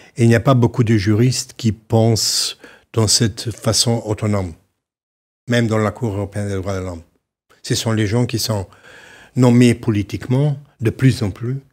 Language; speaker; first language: French; non-native, fluent; Slovenian